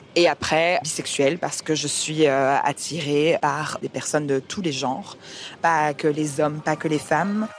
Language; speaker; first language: French; native; French